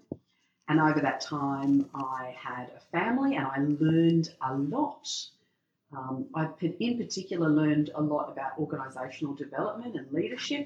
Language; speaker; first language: English; native; English